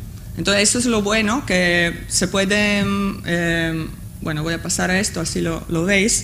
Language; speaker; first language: Spanish; non-native, fluent; Italian